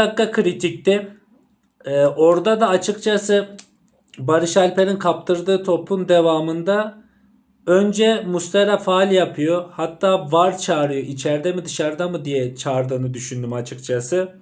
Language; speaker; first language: Turkish; native; Turkish